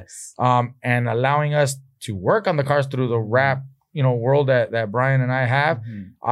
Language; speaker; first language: English; native; English